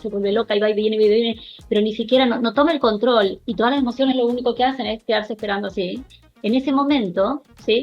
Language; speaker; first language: Spanish; native; Spanish